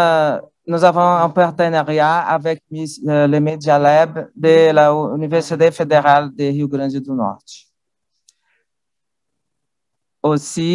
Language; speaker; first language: French; non-native, learner; Portuguese